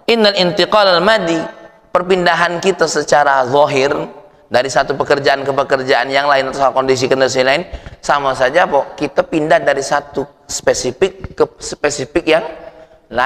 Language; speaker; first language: Indonesian; native; Indonesian